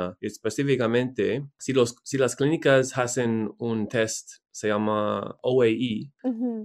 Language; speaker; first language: Spanish; non-native, learner; English